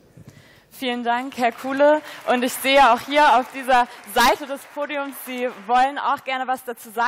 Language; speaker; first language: German; native; German